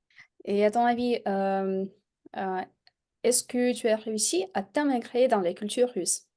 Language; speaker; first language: French; non-native, fluent; Russian